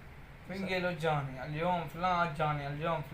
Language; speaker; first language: Arabic; non-native, learner; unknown